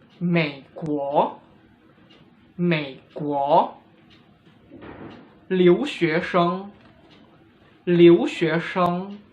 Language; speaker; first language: Chinese; non-native, fluent; Indonesian